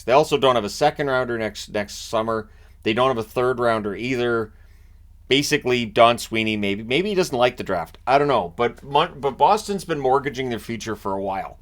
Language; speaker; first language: English; native; English